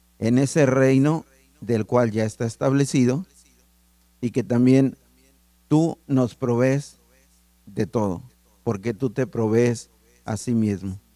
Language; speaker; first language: Spanish; native; Spanish